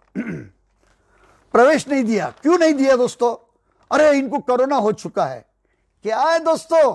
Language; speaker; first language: Hindi; non-native, local second language; Marathi